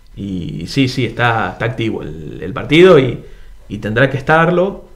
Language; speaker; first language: Spanish; native; Spanish